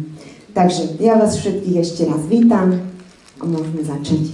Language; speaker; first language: Slovak; native; Slovak